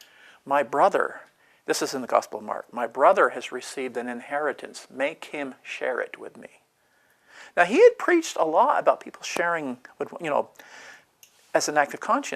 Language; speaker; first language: English; native; English